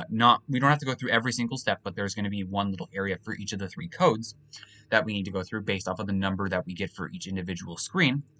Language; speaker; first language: English; native; English